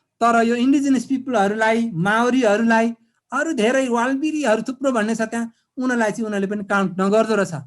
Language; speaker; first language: Nepali; non-native, local second language; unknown